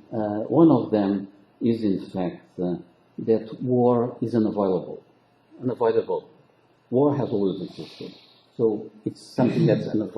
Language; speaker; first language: English; non-native, local second language; Portuguese